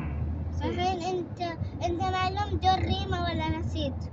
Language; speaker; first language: Arabic; non-native, learner; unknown